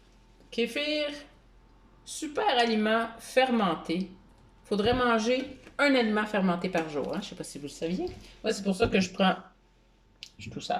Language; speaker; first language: French; native; French